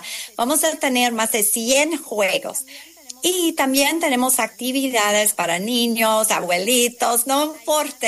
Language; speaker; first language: Spanish; non-native, fluent; English